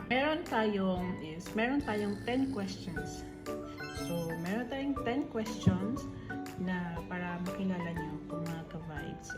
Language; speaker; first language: Filipino; non-native, local second language; Cebuano